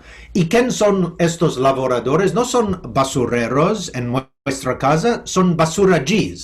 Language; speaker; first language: Spanish; non-native, fluent; English